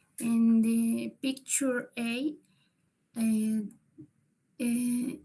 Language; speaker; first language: English; non-native, learner; Spanish